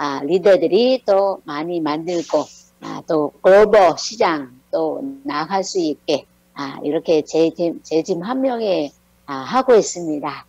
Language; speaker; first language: Korean; non-native, learner; Thai